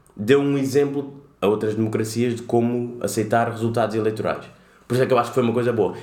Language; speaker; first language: Portuguese; native; Portuguese